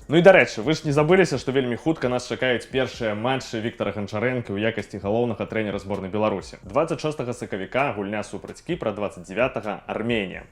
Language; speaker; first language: Belarusian; non-native, local second language; Russian